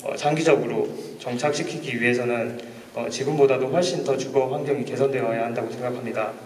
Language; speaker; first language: Korean; native; Korean